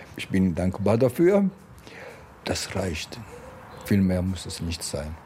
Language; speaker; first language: German; non-native, fluent; Italian